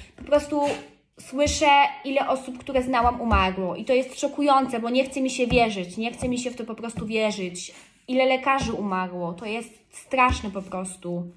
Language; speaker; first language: Polish; early bilingual, heritage; Polish